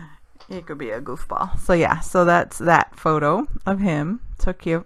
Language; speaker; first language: English; native; English